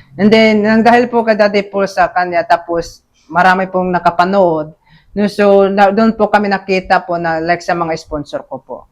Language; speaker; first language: Filipino; non-native, local second language; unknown